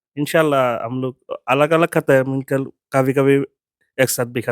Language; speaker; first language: Hindi; non-native, learner; Bangla